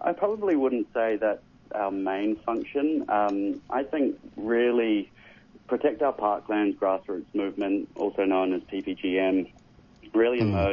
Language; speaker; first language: English; native; English